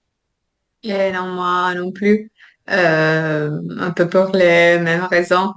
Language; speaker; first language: French; non-native, fluent; Italian